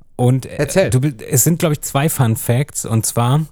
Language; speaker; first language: German; native; German